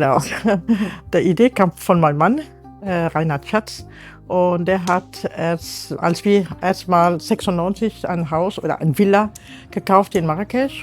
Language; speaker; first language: German; non-native, learner; Arabic